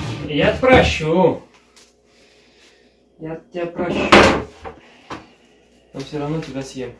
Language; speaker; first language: Russian; native; Russian